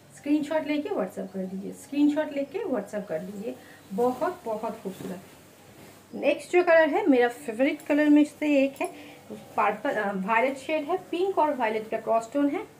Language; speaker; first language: Hindi; non-native, fluent; Bangla